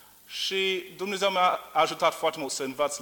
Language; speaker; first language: Romanian; non-native, learner; English